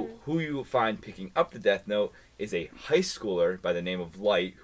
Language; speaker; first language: English; native; English